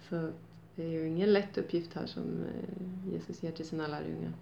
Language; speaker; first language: Swedish; native; Swedish